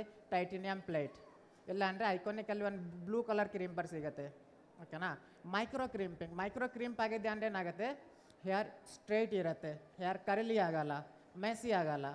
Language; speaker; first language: Kannada; non-native, learner; Bangla